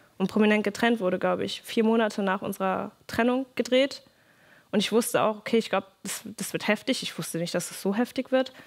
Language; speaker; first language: German; native; German